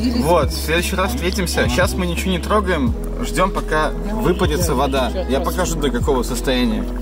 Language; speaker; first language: Russian; native; Russian